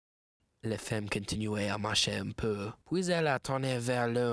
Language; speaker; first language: French; non-native, learner; English